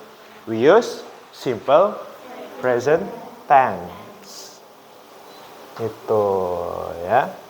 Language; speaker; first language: English; non-native, fluent; Indonesian